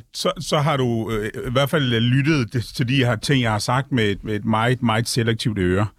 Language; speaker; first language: Danish; non-native, fluent; Turkish